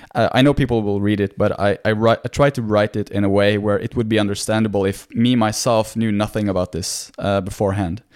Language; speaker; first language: English; non-native, fluent; Norwegian